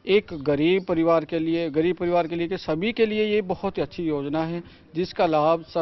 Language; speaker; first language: Hindi; native; Hindi